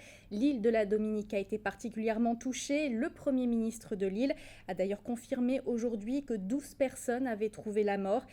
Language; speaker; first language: French; native; French